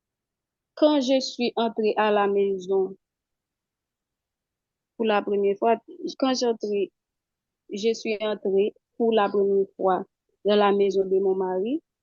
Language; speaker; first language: French; non-native, local second language; Haitian Creole